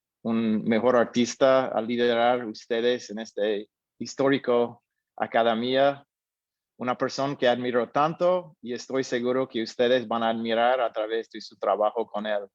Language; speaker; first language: Spanish; non-native, fluent; English